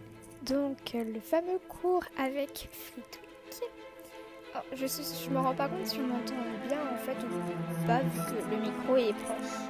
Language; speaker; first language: French; native; French